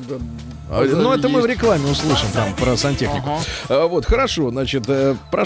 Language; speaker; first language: Russian; native; Russian